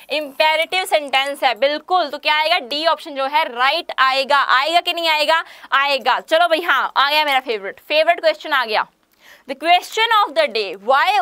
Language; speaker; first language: Hindi; non-native, local second language; Punjabi